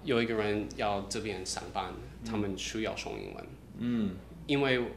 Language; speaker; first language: Chinese; non-native, learner; English